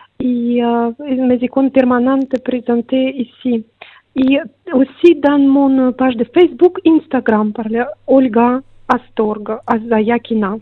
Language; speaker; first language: French; non-native, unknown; Russian